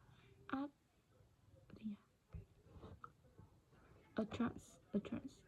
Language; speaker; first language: English; non-native, learner; Vietnamese